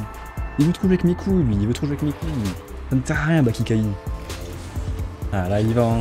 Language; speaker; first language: French; native; French